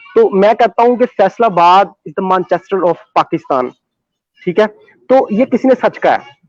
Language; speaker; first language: Hindi; non-native, local second language; Punjabi